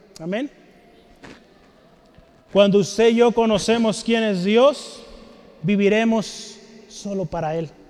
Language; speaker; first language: Spanish; native; Spanish